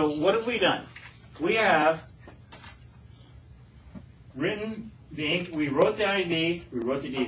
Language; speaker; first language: English; native; English